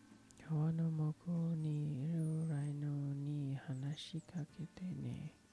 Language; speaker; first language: Japanese; non-native, learner; English